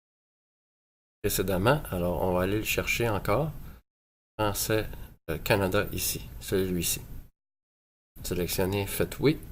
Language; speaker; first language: French; native; French